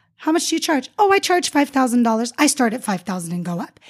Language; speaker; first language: English; early bilingual, other home language; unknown